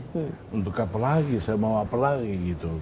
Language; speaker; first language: Indonesian; non-native, fluent; Tetum